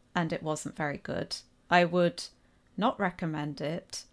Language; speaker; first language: English; native; English